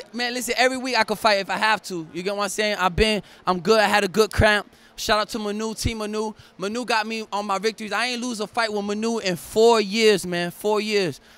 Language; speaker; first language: English; native; English